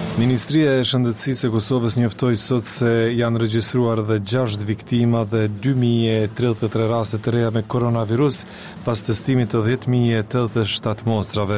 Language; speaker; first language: Albanian; native; Albanian